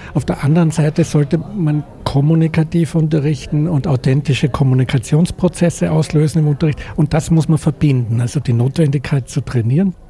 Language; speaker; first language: German; native; German